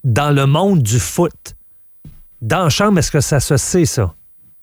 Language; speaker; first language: French; native; French